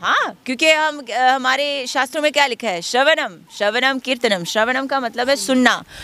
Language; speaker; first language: Hindi; non-native, fluent; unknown